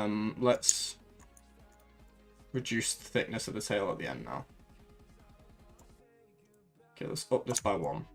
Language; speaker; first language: English; native; English